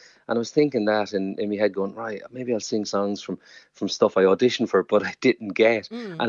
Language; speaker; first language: English; native; English